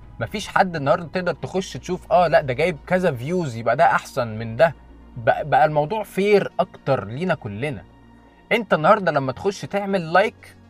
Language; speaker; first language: Arabic; native; Arabic